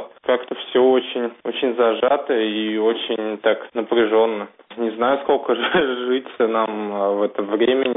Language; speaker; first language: Russian; native; Russian